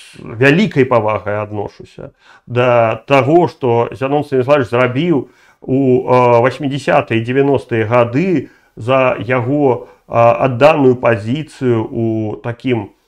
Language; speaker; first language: Belarusian; non-native, local second language; Russian